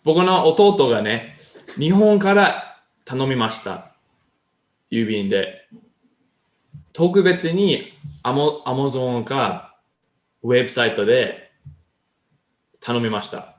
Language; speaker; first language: Japanese; non-native, learner; English